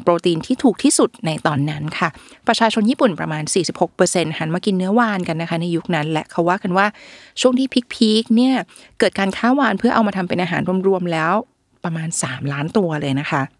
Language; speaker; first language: Thai; native; Thai